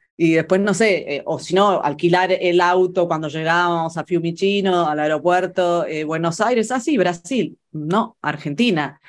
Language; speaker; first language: Spanish; early bilingual, other home language; Italian